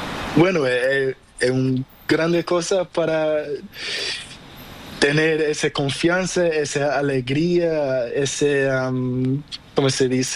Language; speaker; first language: Spanish; non-native, learner; Portuguese